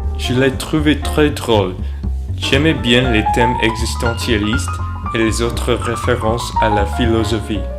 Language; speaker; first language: French; non-native, learner; English